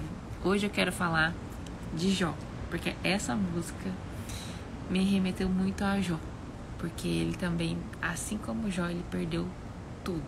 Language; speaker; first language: Portuguese; native; Portuguese